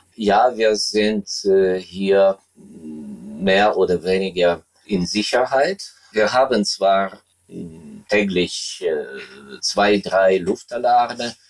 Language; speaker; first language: German; non-native, fluent; Ukrainian